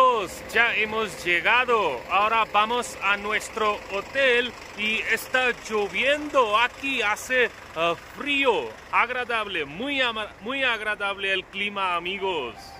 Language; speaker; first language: Spanish; non-native, fluent; Hindi